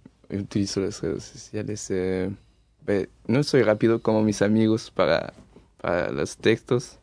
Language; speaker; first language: Spanish; early bilingual, heritage; French